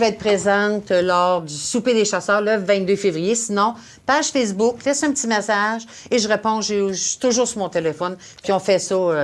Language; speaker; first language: French; native; French